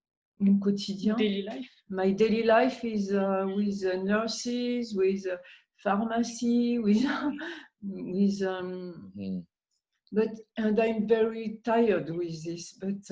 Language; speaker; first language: English; non-native, learner; French